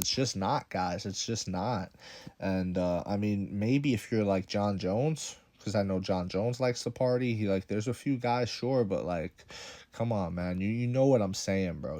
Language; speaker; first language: English; native; English